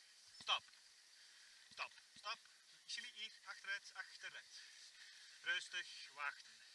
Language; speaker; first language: Dutch; native; Dutch